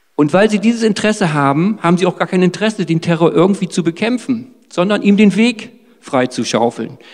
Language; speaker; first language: German; native; German